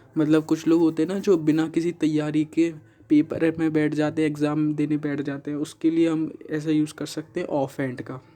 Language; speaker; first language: Hindi; native; Hindi